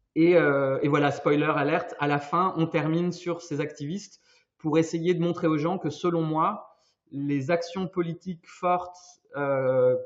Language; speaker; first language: French; native; French